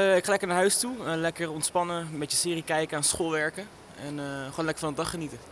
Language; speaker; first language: Dutch; native; Dutch